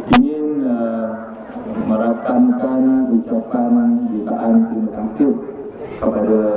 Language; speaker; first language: Malay; native; Malay